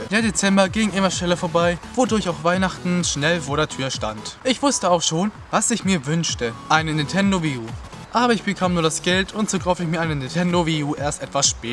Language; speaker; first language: German; native; German